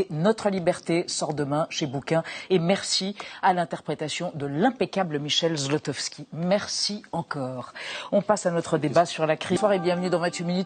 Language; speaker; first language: French; native; French